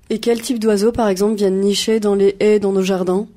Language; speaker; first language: French; native; French